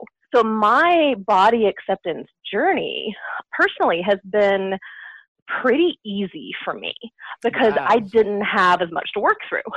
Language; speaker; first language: English; native; English